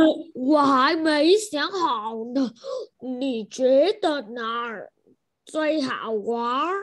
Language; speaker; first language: Chinese; non-native, learner; Vietnamese